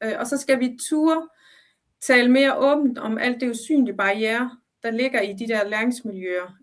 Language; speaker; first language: Danish; early bilingual, other home language; Arabic